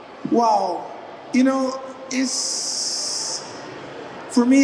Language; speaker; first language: English; non-native, learner; Portuguese